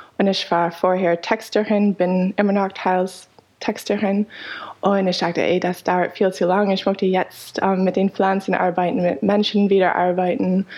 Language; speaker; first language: German; non-native, fluent; English